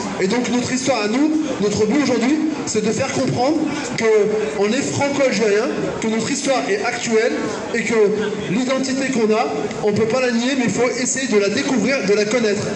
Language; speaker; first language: French; early bilingual, other home language; Arabic